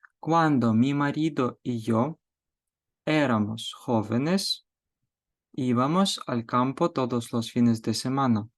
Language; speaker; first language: Spanish; non-native, fluent; Ukrainian